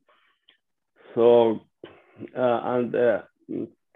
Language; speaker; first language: English; non-native, fluent; Persian